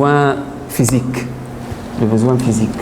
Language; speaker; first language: French; non-native, fluent; Arabic